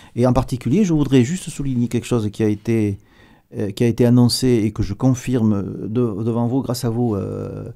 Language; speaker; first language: French; native; French